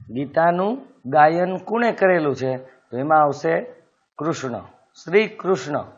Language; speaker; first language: Hindi; non-native, local second language; Gujarati